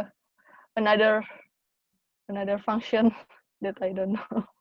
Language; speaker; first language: English; non-native, learner; Indonesian